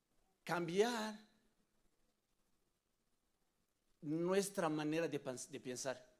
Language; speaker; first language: Spanish; non-native, learner; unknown